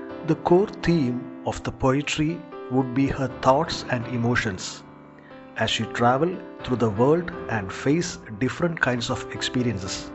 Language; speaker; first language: English; non-native, local second language; Malayalam